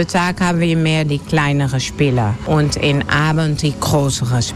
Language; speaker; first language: German; non-native, learner; Dutch